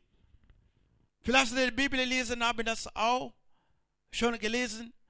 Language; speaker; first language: German; non-native, learner; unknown